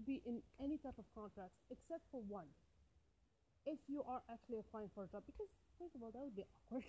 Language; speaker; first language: English; non-native, fluent; Arabic